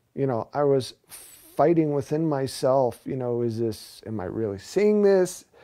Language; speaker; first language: English; native; English